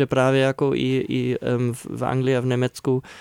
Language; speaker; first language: Czech; non-native, fluent; German